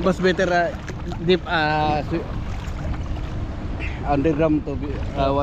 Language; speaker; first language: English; non-native, learner; Filipino